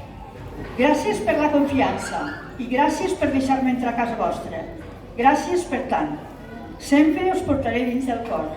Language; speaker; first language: Catalan; native; Catalan